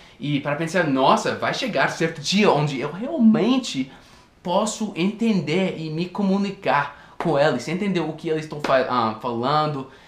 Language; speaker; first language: Portuguese; non-native, fluent; English